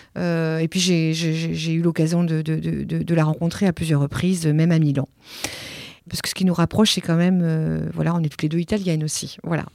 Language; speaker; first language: French; early bilingual, other home language; Italian